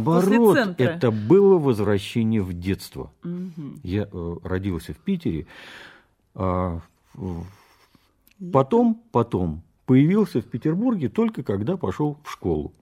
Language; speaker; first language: Russian; native; Russian